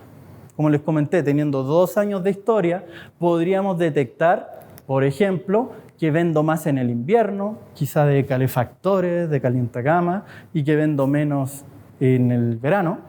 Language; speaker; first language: Spanish; native; Spanish